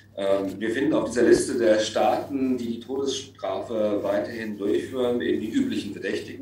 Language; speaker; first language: German; native; German